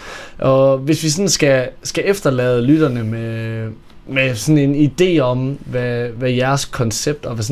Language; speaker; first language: Danish; native; Danish